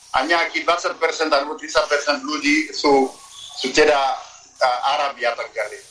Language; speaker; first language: Slovak; non-native, fluent; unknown